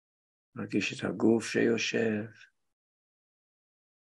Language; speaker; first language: Hebrew; non-native, fluent; English